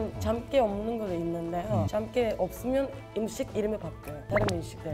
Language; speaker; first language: Korean; non-native, fluent; Turkish